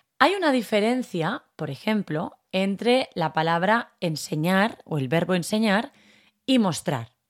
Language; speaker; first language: Spanish; native; Spanish